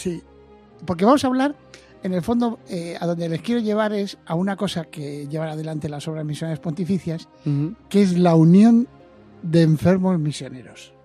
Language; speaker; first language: Spanish; native; Spanish